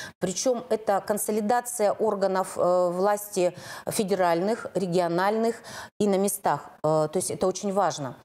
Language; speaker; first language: Russian; native; Russian